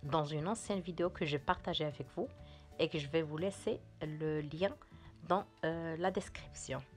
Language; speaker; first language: French; non-native, local second language; Arabic